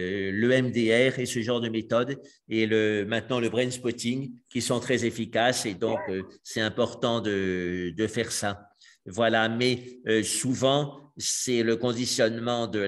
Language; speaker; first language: French; native; French